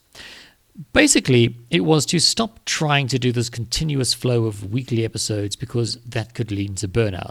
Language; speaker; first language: English; native; English